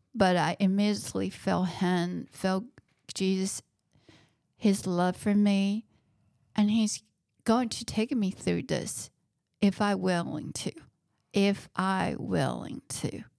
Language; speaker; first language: English; non-native, fluent; Chinese